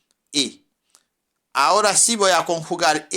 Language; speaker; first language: Spanish; non-native, fluent; French